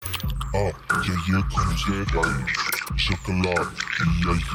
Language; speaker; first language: Russian; non-native, learner; German